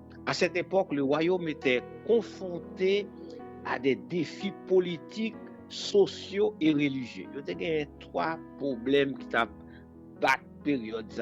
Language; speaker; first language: French; non-native, local second language; Haitian Creole